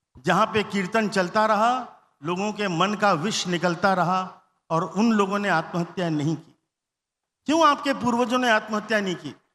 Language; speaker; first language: Hindi; non-native, local second language; Bangla